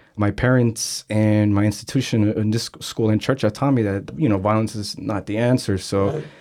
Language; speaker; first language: English; native; English